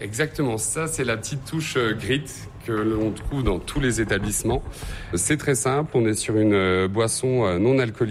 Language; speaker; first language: French; native; French